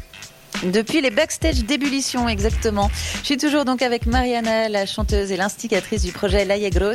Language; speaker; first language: French; native; French